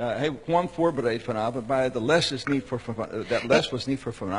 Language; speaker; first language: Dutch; non-native, learner; English